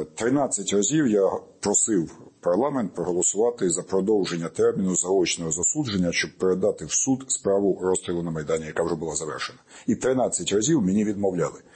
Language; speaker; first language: Ukrainian; native; Ukrainian